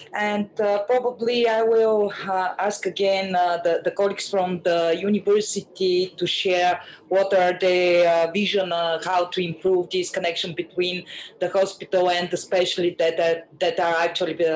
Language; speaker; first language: English; non-native, fluent; Bulgarian